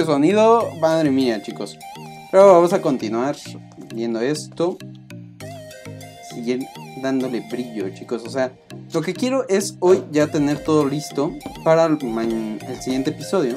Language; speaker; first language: Spanish; native; Spanish